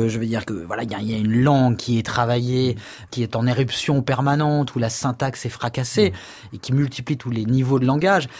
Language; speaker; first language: French; native; French